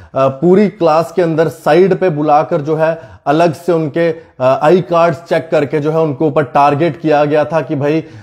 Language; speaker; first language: Hindi; native; Hindi